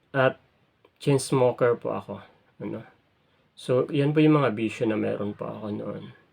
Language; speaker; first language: Filipino; native; Filipino